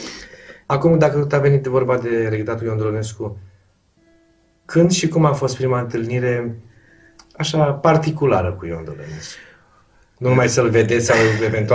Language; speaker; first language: Romanian; native; Romanian